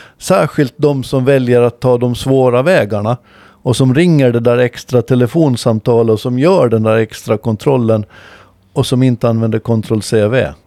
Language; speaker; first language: Swedish; native; Swedish